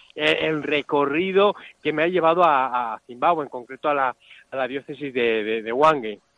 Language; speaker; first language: Spanish; native; Spanish